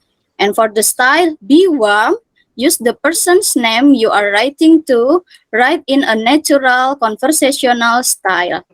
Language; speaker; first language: English; non-native, fluent; Indonesian